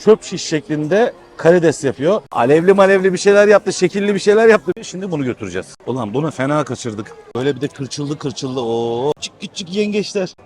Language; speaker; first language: Turkish; native; Turkish